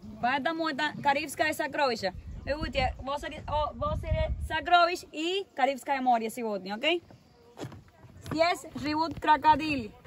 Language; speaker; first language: Russian; non-native, learner; Spanish